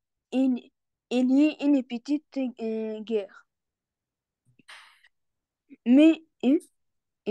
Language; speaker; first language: French; non-native, learner; Arabic